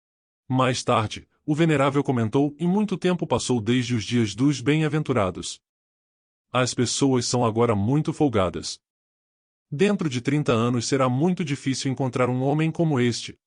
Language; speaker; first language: Portuguese; native; Portuguese